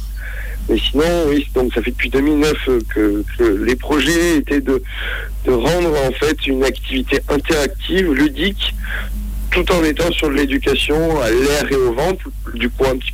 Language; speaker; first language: French; native; French